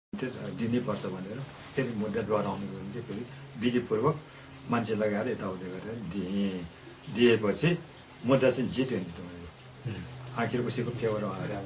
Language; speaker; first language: Nepali; non-native, local second language; Newari